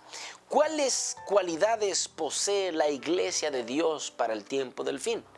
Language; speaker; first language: Spanish; native; Spanish